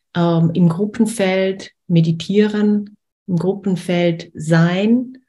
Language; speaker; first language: German; native; German